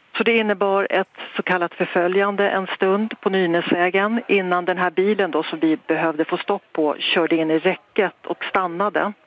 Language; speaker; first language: Swedish; native; Swedish